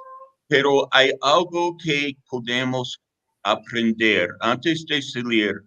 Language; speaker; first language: Spanish; non-native, fluent; English